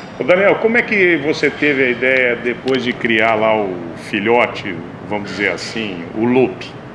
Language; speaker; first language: Portuguese; native; Portuguese